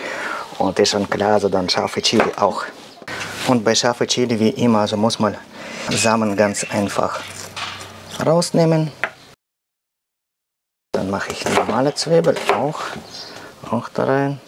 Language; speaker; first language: German; non-native, learner; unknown